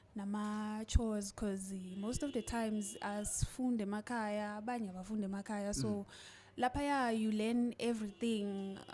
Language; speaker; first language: Zulu; native; Zulu